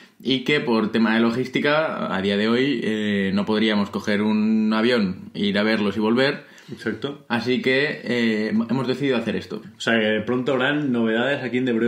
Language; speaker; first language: Spanish; native; Spanish